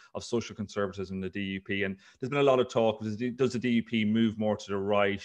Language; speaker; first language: English; native; English